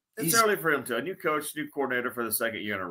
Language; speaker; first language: English; native; English